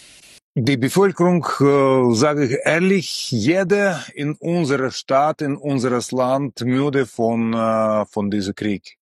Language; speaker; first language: German; non-native, learner; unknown